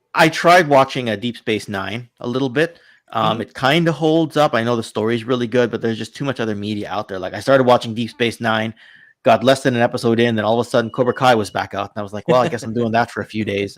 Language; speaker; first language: English; native; English